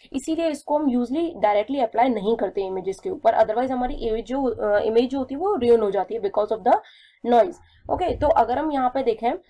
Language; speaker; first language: Hindi; native; Hindi